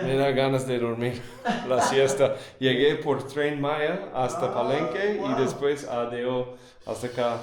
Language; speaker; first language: Spanish; non-native, fluent; English